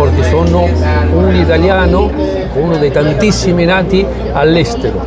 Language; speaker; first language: Italian; early bilingual, heritage; Spanish